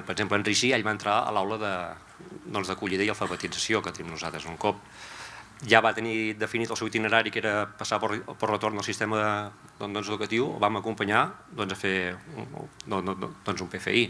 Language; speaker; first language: Catalan; native; Catalan